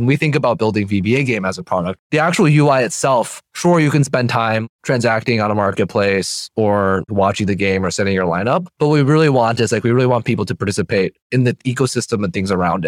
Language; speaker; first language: English; native; English